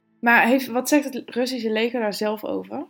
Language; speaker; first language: Dutch; native; Dutch